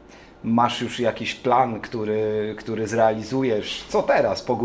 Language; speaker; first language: Polish; native; Polish